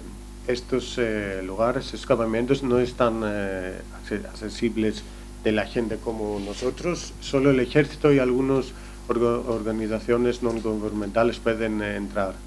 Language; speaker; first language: Spanish; non-native, learner; Greek